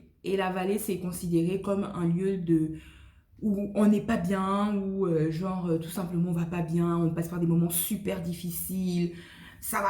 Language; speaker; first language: French; native; French